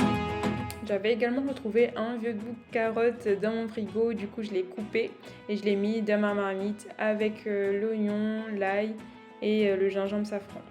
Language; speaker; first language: French; native; French